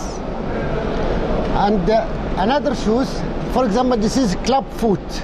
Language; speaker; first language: English; non-native, local second language; Arabic